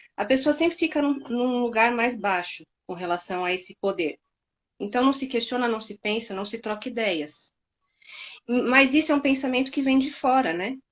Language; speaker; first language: Portuguese; native; Portuguese